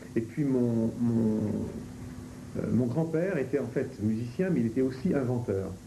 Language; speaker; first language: French; native; French